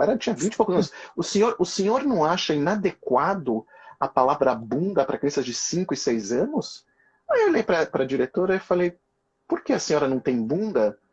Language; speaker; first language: Portuguese; early bilingual, other home language; Hebrew